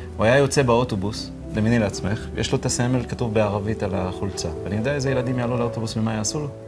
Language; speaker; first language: Hebrew; non-native, local second language; Arabic